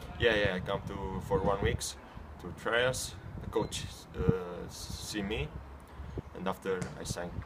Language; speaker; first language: English; non-native, learner; Romanian